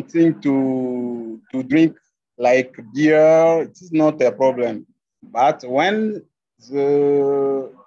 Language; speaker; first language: English; non-native, learner; French